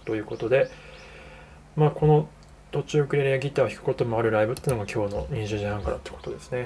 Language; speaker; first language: Japanese; native; Japanese